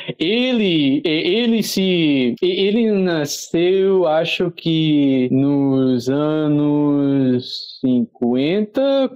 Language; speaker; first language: Portuguese; non-native, fluent; Spanish